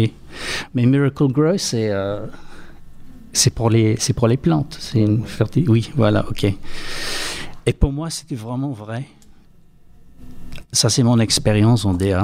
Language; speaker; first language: French; non-native, fluent; English